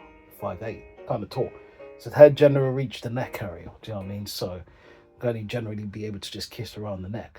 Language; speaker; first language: English; native; English